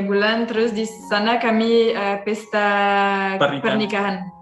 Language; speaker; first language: Indonesian; non-native, fluent; French